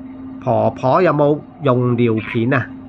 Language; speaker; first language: Cantonese; native; Cantonese